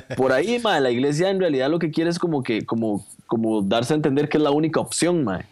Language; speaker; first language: Spanish; native; Spanish